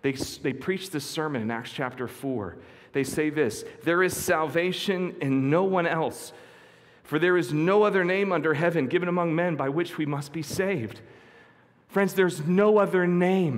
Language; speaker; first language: English; native; English